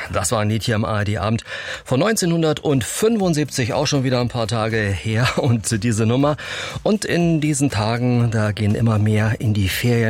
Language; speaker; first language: German; native; German